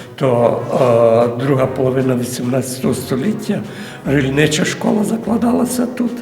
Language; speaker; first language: Ukrainian; native; Ukrainian